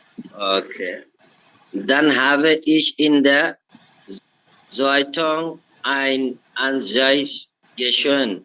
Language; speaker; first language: German; non-native, learner; Bangla